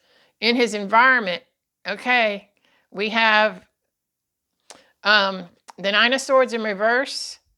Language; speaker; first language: English; native; English